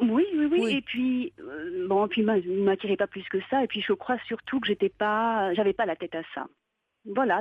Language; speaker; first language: French; native; French